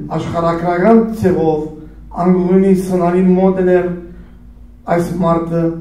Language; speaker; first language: Armenian; early bilingual, heritage; Armenian